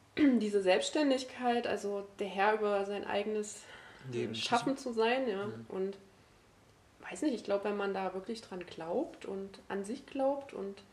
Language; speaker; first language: German; native; German